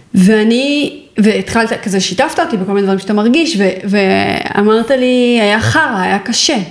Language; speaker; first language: Hebrew; native; Hebrew